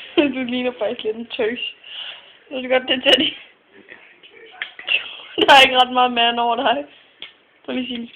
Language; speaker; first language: Danish; native; Danish